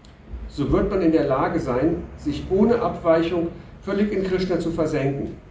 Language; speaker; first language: German; native; German